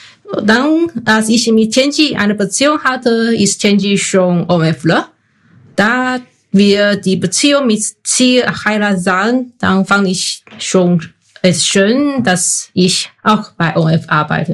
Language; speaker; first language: German; non-native, fluent; Chinese